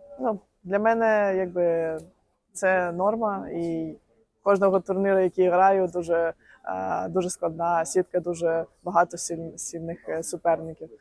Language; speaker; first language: Ukrainian; non-native, local second language; Russian